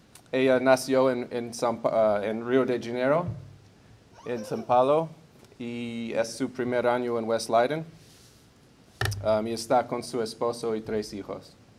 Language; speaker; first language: Spanish; non-native, fluent; English